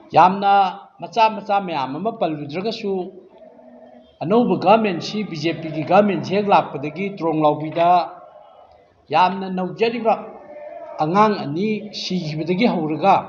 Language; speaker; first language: Manipuri; native; Manipuri